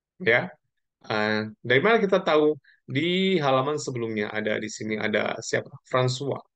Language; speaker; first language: Indonesian; non-native, local second language; Javanese